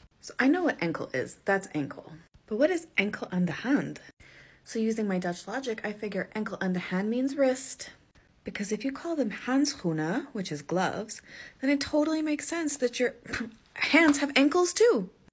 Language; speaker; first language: English; native; English